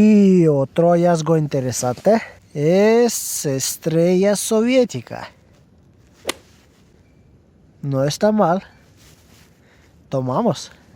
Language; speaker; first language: Spanish; non-native, learner; Russian